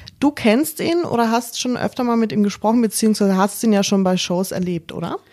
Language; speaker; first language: German; native; German